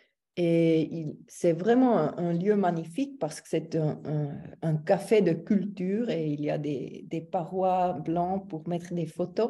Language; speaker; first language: French; non-native, local second language; German